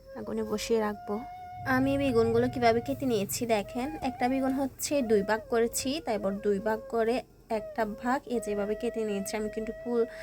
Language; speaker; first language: Bangla; non-native, local second language; Chakma